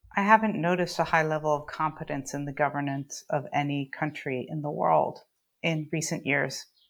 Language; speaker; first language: English; native; English